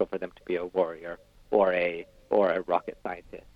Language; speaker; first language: English; native; English